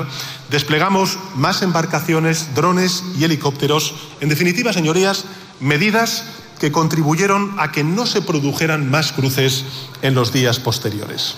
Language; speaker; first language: Spanish; native; Spanish